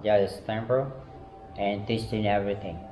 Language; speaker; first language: English; non-native, learner; Vietnamese